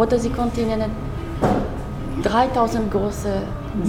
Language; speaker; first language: German; non-native, learner; Russian